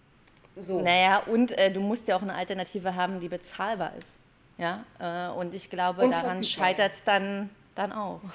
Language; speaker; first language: German; native; German